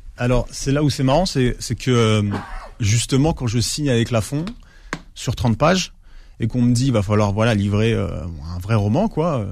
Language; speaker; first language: French; native; French